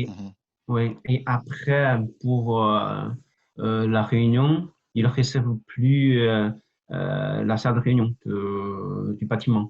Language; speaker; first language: French; non-native, fluent; Chinese